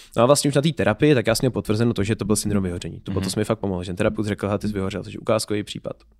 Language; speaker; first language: Czech; native; Czech